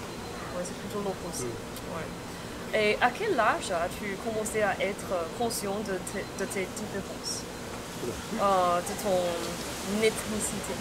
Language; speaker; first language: French; non-native, fluent; Chinese